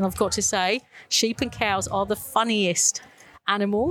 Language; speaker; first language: English; native; English